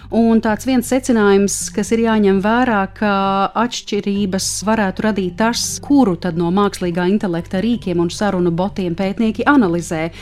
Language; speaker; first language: Latvian; native; Latvian